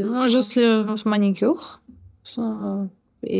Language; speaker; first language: French; non-native, learner; Russian